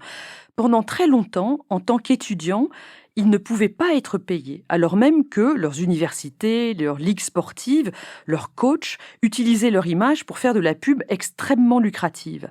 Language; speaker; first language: French; native; French